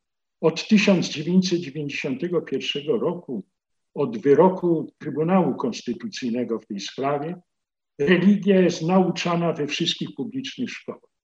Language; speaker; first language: Polish; native; Polish